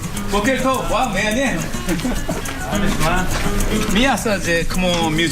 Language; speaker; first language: Hebrew; non-native, learner; Korean